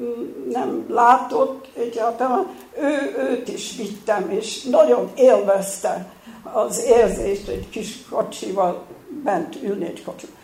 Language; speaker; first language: Hungarian; early bilingual, heritage; Hungarian